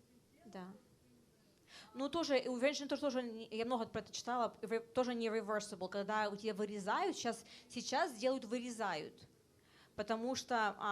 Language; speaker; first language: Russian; early bilingual, heritage; Russian